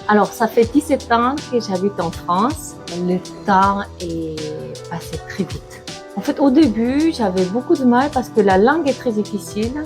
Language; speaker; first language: French; non-native, fluent; Korean